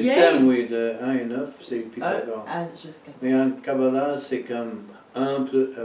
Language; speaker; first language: French; non-native, fluent; English